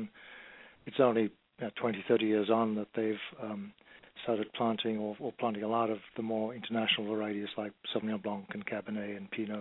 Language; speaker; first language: English; native; English